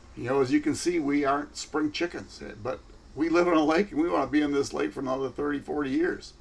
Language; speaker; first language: English; native; English